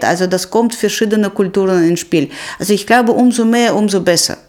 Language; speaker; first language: German; non-native, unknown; Russian